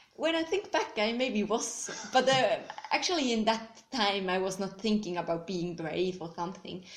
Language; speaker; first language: English; non-native, fluent; Swiss German